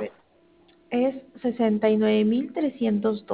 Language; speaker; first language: Spanish; native; Spanish